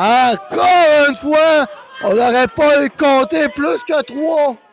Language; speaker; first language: French; native; French